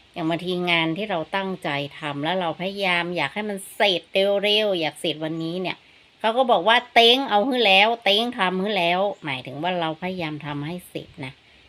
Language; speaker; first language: Thai; native; Thai